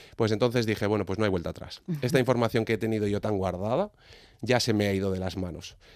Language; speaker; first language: Spanish; native; Spanish